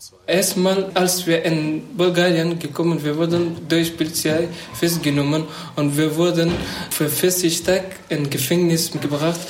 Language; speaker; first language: German; non-native, learner; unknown